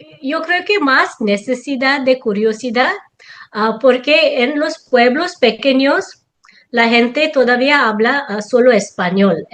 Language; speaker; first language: Spanish; non-native, fluent; Tamil